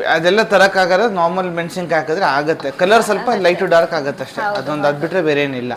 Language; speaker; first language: Kannada; native; Kannada